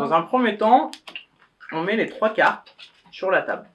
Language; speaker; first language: French; native; French